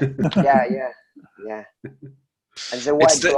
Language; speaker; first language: English; non-native, learner; Russian